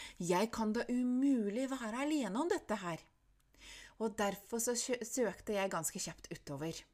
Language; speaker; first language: Norwegian; non-native, fluent; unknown